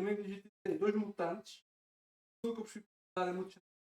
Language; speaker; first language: Portuguese; native; Portuguese